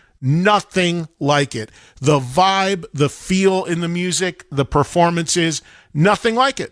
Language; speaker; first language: English; native; English